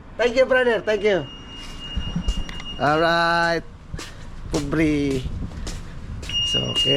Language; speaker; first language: English; non-native, learner; Cebuano